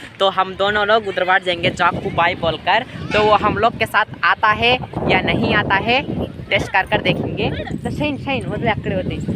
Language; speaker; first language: Hindi; non-native, local second language; Urdu